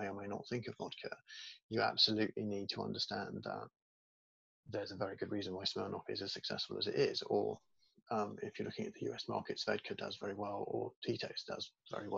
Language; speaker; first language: English; native; English